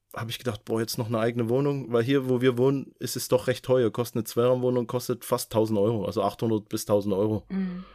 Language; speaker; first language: German; native; German